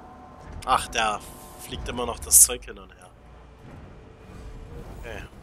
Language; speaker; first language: German; native; German